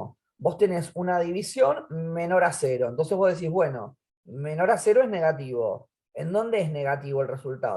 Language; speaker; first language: Spanish; native; Spanish